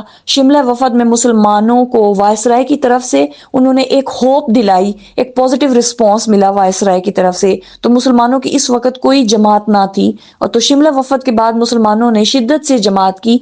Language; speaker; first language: Urdu; native; Urdu